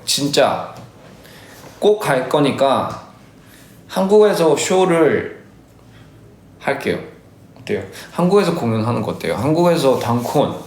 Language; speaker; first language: Korean; early bilingual, other home language; English